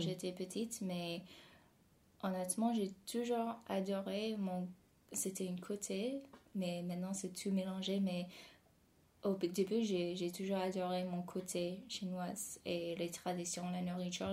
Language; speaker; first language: French; non-native, fluent; English